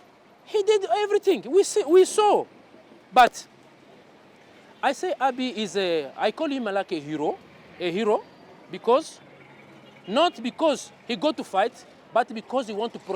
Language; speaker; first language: English; non-native, learner; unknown